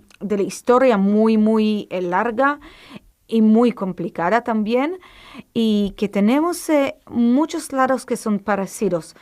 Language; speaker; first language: Spanish; non-native, fluent; Hebrew